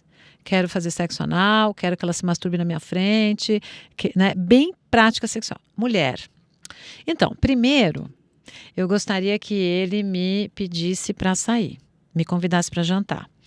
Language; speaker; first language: Portuguese; native; Portuguese